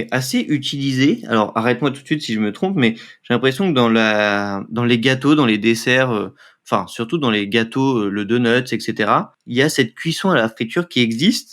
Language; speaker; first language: French; native; French